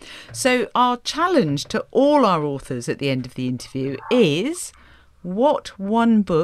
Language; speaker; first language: English; native; English